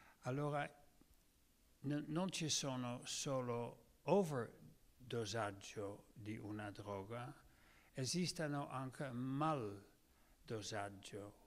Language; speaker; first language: Italian; non-native, learner; Dutch